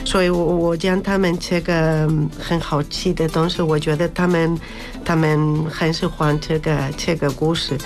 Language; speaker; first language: Chinese; non-native, learner; Spanish